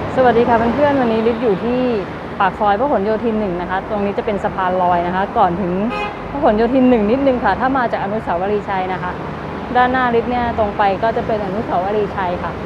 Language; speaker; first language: Thai; native; Thai